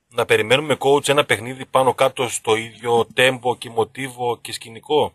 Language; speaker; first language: Greek; native; Greek